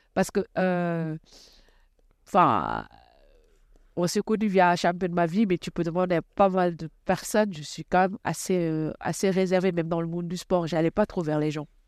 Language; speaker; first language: French; non-native, local second language; Wolof